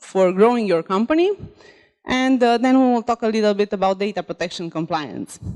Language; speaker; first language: English; non-native, fluent; Romanian